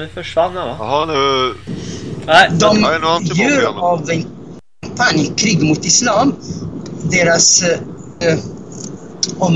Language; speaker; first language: Swedish; non-native, fluent; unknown